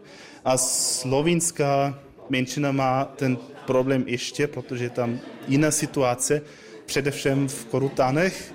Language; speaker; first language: Czech; non-native, learner; Croatian